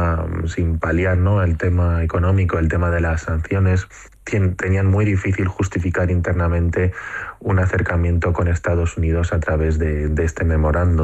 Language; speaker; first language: Spanish; native; Spanish